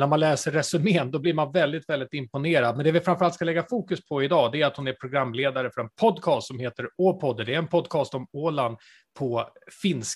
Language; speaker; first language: Swedish; native; Swedish